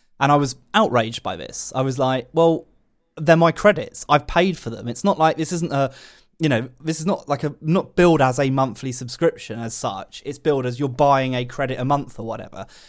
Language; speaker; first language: English; native; English